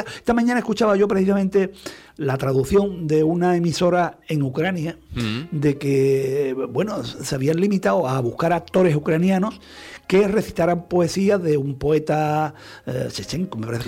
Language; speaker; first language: Spanish; native; Spanish